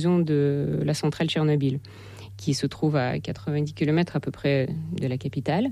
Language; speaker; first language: French; non-native, fluent; Russian